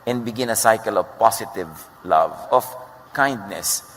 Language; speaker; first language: English; non-native, local second language; Filipino